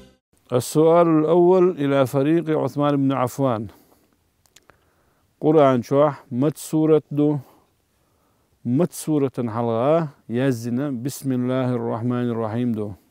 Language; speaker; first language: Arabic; non-native, fluent; Chechen